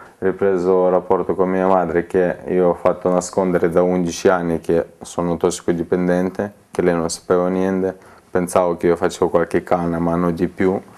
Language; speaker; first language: Italian; non-native, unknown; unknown